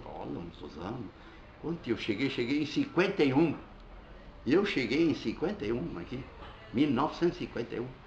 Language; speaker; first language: Portuguese; non-native, fluent; Arabic